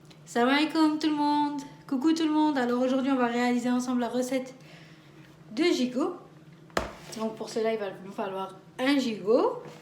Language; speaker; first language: French; native; French